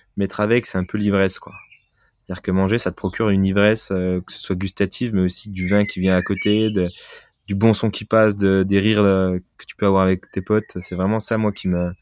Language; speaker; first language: French; native; French